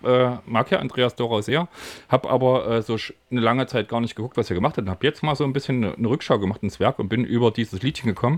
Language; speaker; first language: German; native; German